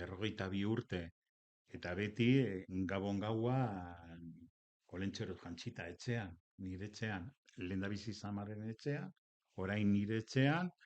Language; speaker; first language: Basque; non-native, local second language; Spanish